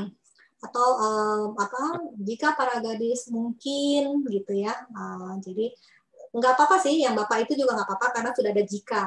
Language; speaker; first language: Indonesian; native; Indonesian